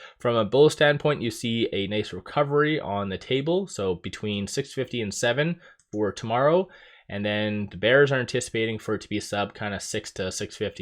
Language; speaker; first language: English; native; English